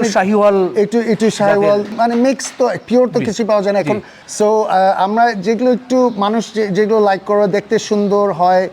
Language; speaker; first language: Bangla; early bilingual, heritage; Bangla